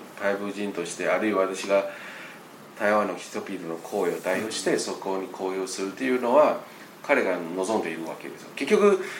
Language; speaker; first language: Japanese; non-native, fluent; Chinese